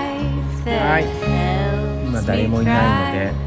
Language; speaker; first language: Japanese; non-native, learner; Chinese